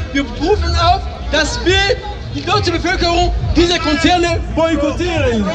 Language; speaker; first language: German; non-native, fluent; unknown